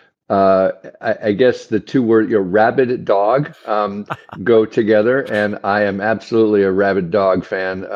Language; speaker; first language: English; native; English